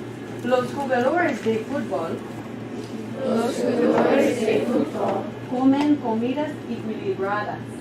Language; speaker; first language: Spanish; non-native, fluent; English